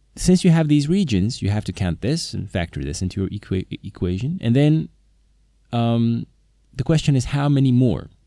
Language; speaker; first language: English; non-native, fluent; Slovak